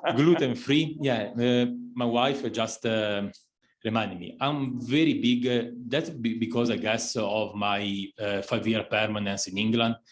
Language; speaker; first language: English; non-native, fluent; Italian